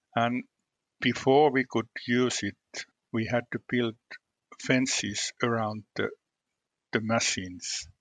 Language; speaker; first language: English; non-native, fluent; Finnish